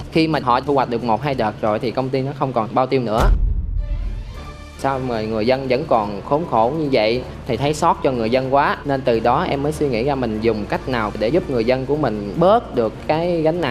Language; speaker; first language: Vietnamese; native; Vietnamese